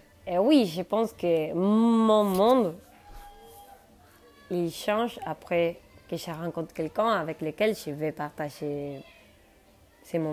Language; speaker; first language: French; non-native, fluent; Spanish